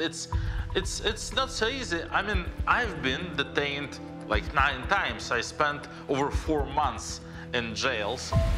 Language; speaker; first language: English; non-native, fluent; Russian